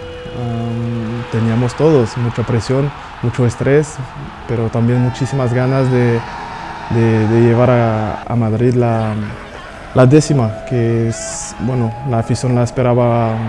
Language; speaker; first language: Spanish; non-native, fluent; French